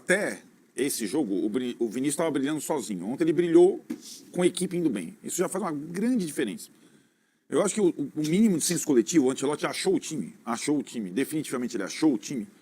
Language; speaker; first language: Portuguese; native; Portuguese